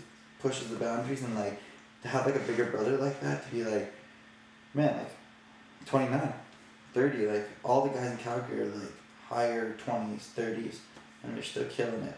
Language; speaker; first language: English; native; English